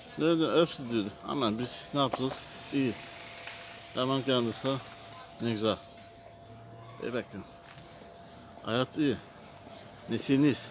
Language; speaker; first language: Turkish; non-native, learner; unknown